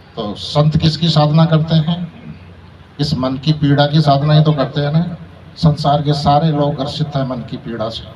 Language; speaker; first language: Hindi; native; Hindi